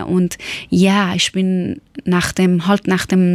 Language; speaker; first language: German; non-native, learner; Persian